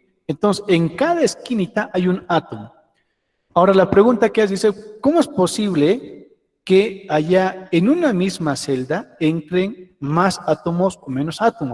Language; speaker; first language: Spanish; native; Spanish